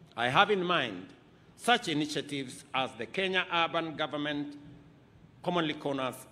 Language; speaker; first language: English; non-native, local second language; Kalenjin